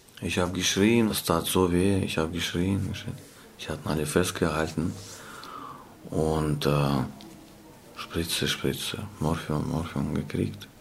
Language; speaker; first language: German; non-native, learner; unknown